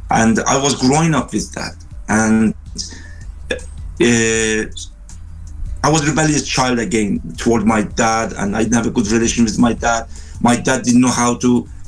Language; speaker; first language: English; non-native, fluent; Persian